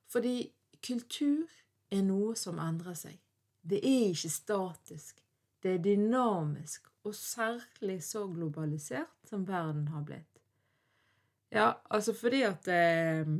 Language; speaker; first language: Norwegian; early bilingual, other home language; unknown